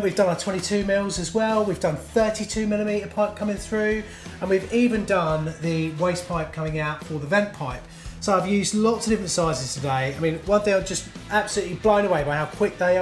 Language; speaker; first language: English; native; English